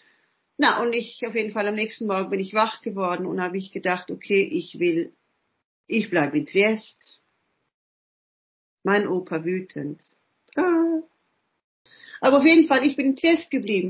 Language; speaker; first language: German; early bilingual, other home language; Italian